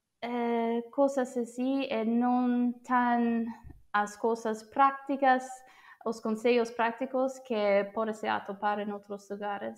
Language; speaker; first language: Portuguese; non-native, fluent; English